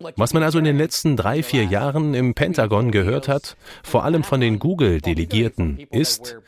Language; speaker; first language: German; non-native, fluent; French